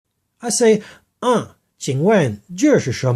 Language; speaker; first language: Chinese; non-native, learner; English